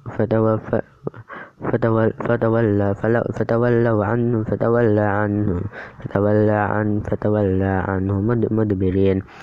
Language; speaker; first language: Arabic; non-native, learner; Indonesian